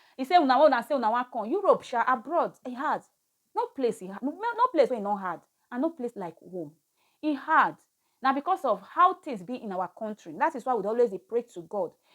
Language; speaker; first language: Nigerian Pidgin; native; Nigerian Pidgin